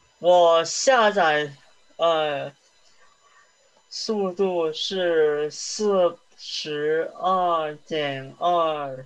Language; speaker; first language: Chinese; early bilingual, heritage; Chinese